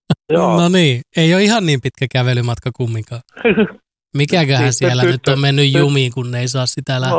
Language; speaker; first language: Finnish; native; Finnish